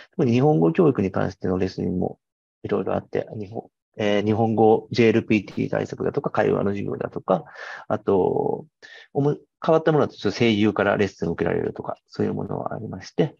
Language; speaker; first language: Japanese; native; Japanese